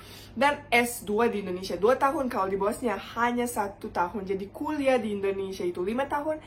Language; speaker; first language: Indonesian; non-native, fluent; Bosnian